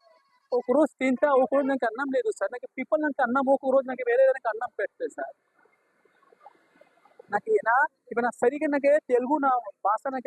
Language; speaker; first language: Telugu; non-native, learner; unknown